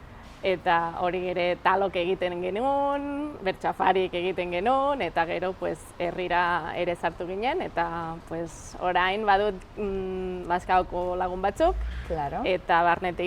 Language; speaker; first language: Basque; non-native, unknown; Catalan